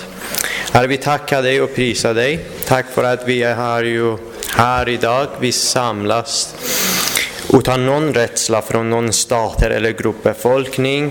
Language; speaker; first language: Swedish; non-native, fluent; Persian